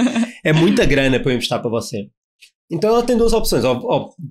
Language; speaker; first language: Portuguese; native; Portuguese